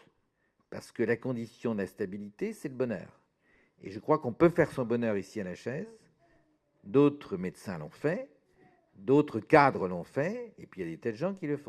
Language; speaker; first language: French; native; French